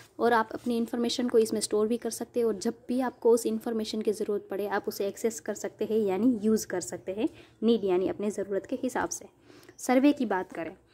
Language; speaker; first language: Hindi; non-native, local second language; Gujarati